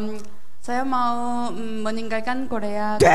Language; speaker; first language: Indonesian; non-native, fluent; Korean